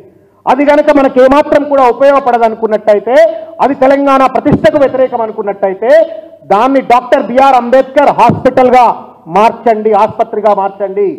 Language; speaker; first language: Telugu; native; Telugu